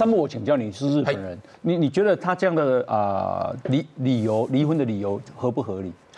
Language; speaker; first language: Chinese; native; Chinese